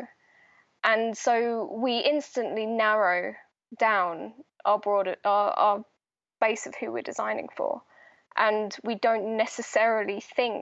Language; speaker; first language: English; native; English